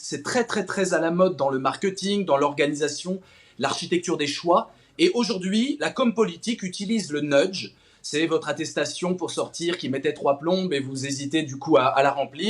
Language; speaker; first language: French; native; French